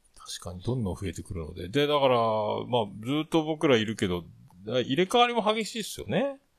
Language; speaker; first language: Japanese; native; Japanese